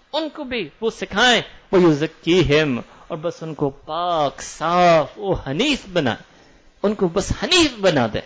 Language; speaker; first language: Urdu; native; Urdu